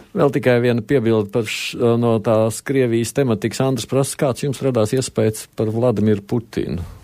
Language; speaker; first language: Latvian; native; Latvian